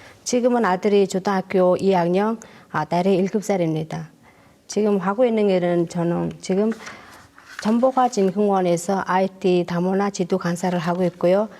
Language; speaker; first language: Korean; non-native, learner; Mongolian